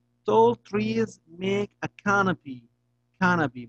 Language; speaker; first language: English; non-native, fluent; Arabic